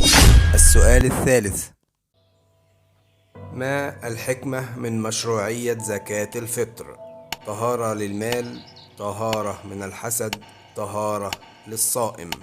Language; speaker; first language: Arabic; native; Arabic